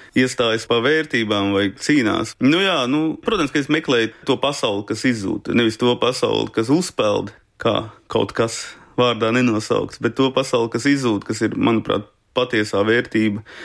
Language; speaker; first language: Latvian; native; Latvian